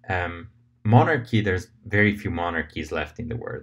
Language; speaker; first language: English; non-native, fluent; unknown